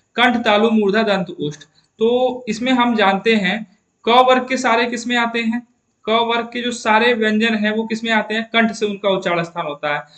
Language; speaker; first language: Hindi; native; Hindi